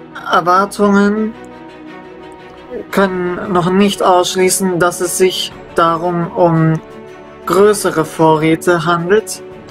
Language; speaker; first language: German; native; German